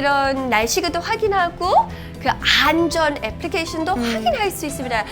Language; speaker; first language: Korean; non-native, fluent; English